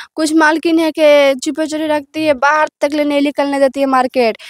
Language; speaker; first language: Hindi; native; Hindi